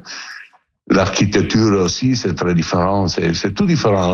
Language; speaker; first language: French; non-native, learner; Italian